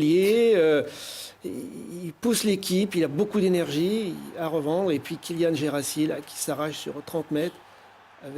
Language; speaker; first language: French; native; French